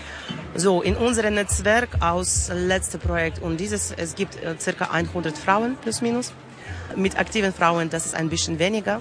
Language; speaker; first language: German; non-native, learner; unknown